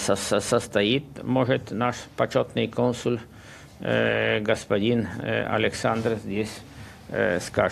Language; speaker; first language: Russian; non-native, fluent; Polish